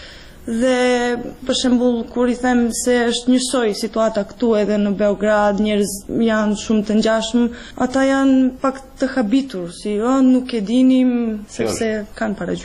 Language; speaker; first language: Albanian; non-native, fluent; Serbian